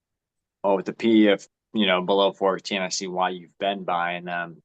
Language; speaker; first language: English; native; English